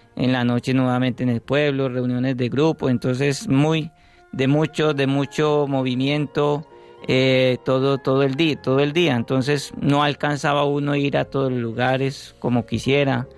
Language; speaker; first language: Spanish; native; Spanish